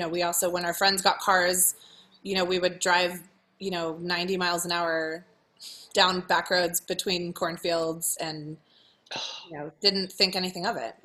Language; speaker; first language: English; native; English